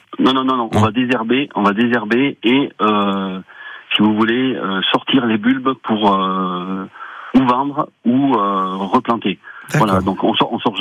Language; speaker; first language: French; native; French